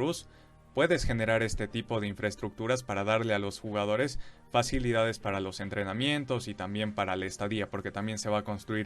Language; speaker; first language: Spanish; native; Spanish